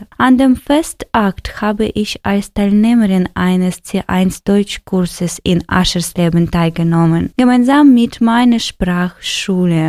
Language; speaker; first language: German; non-native, fluent; Ukrainian